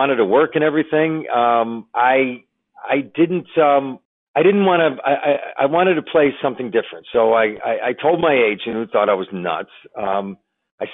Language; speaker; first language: English; native; English